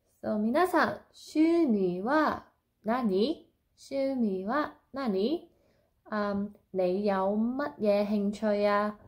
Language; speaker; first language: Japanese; non-native, fluent; Cantonese